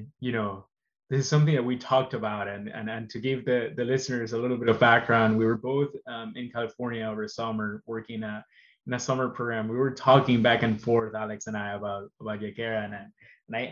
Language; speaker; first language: English; non-native, fluent; Spanish